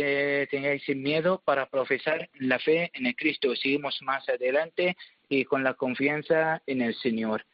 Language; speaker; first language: Spanish; non-native, learner; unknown